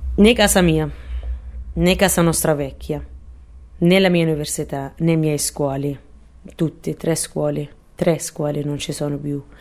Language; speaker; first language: Italian; non-native, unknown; Arabic